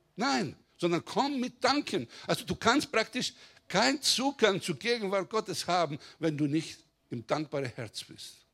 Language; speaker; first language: German; non-native, fluent; Greek